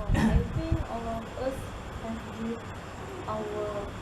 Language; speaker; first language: English; non-native, learner; Malay